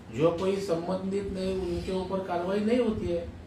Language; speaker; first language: Hindi; non-native, local second language; Marathi